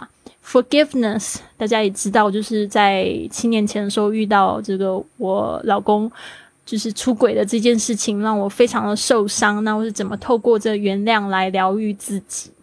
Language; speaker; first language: Chinese; native; Chinese